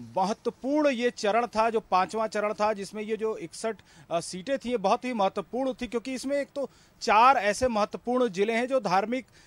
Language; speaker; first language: Hindi; native; Hindi